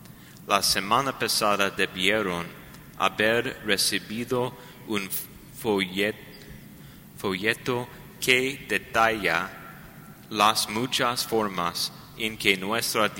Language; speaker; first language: Spanish; non-native, learner; English